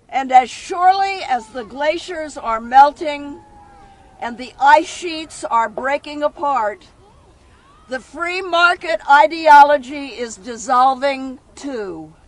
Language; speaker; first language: English; native; English